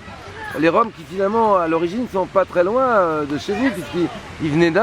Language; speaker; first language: French; native; French